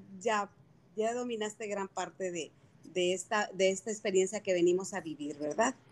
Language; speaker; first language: Spanish; native; Spanish